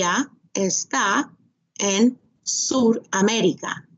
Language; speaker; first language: Spanish; non-native, fluent; English